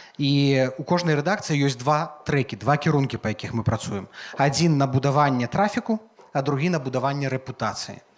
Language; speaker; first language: Belarusian; native; Belarusian